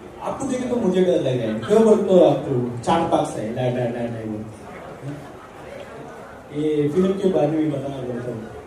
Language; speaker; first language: Hindi; non-native, local second language; Telugu